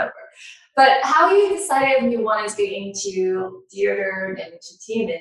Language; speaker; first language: English; non-native, fluent; Chinese